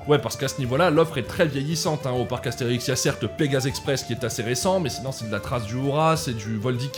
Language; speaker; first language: French; native; French